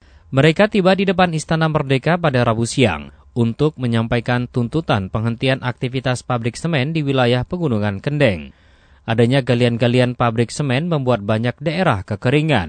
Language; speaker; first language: Indonesian; native; Indonesian